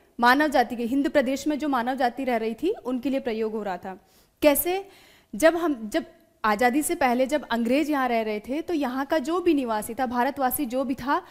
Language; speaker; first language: Hindi; native; Hindi